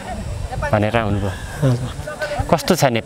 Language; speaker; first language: Nepali; native; Nepali